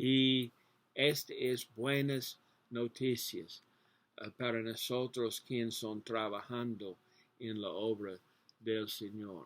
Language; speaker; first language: Spanish; non-native, learner; English